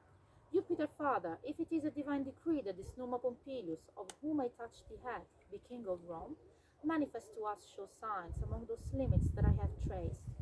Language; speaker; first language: English; non-native, fluent; Italian